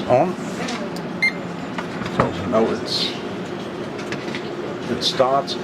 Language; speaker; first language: English; non-native, learner; German